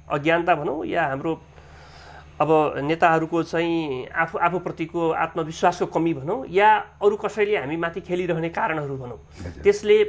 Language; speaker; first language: Nepali; native; Nepali